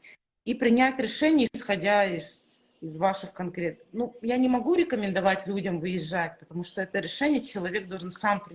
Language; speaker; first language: Russian; native; Russian